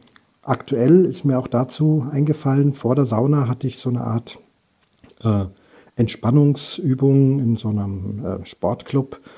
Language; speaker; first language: German; native; German